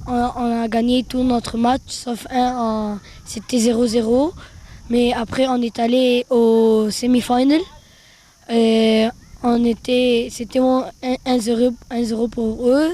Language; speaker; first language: French; non-native, fluent; Arabic